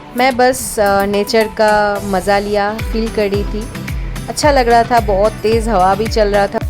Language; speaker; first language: Hindi; non-native, local second language; Bangla